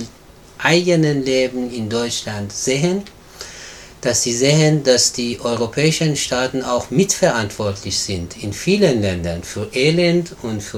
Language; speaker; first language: German; non-native, fluent; Persian